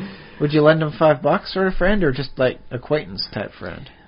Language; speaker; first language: English; native; English